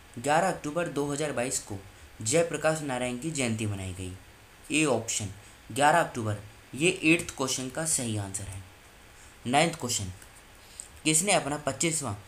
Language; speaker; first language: Hindi; native; Hindi